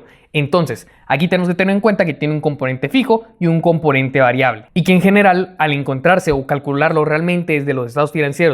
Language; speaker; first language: Spanish; native; Spanish